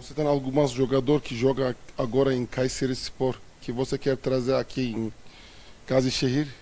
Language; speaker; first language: Portuguese; non-native, fluent; Turkish